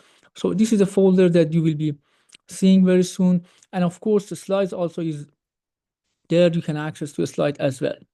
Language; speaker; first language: English; non-native, fluent; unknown